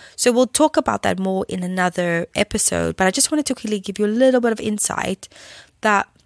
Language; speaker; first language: English; native; English